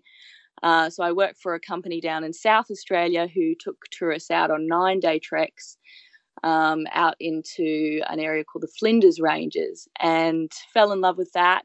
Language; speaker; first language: English; native; English